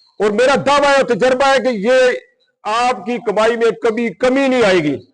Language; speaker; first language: Urdu; non-native, local second language; Punjabi